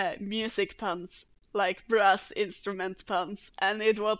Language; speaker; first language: English; non-native, fluent; Norwegian